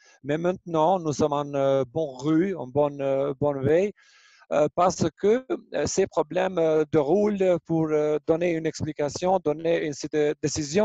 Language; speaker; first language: French; non-native, learner; Albanian